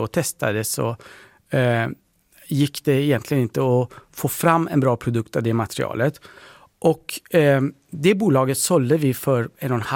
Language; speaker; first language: Swedish; early bilingual, other home language; Persian